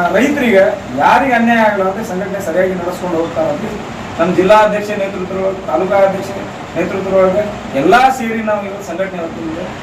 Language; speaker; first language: Kannada; native; Kannada